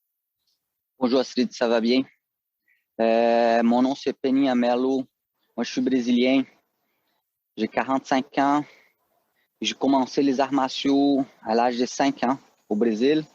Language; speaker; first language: French; non-native, fluent; Portuguese